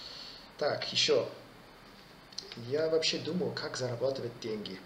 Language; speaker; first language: Russian; non-native, fluent; English